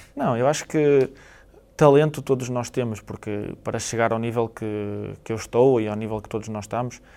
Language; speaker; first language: Portuguese; native; Portuguese